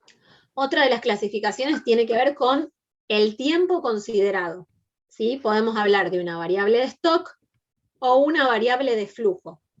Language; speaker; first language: Spanish; native; Spanish